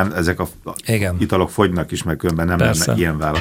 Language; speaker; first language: Hungarian; native; Hungarian